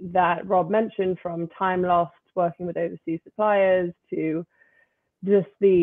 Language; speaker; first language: English; native; English